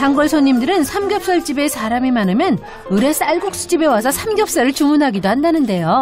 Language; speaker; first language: Korean; native; Korean